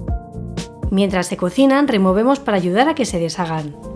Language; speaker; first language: Spanish; native; Spanish